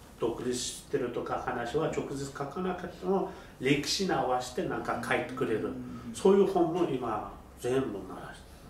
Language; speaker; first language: Japanese; non-native, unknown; Uyghur